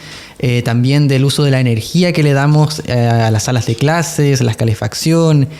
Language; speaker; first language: Spanish; native; Spanish